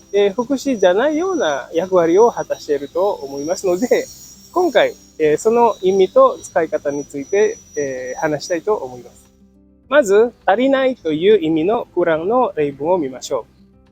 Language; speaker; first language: Japanese; non-native, fluent; Indonesian